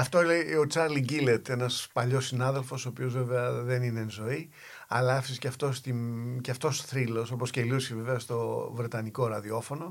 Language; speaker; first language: Greek; native; Greek